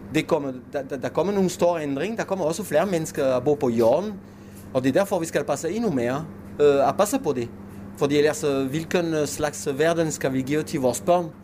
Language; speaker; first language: Danish; non-native, fluent; French